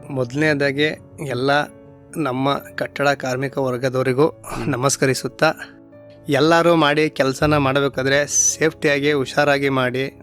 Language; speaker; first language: Kannada; native; Kannada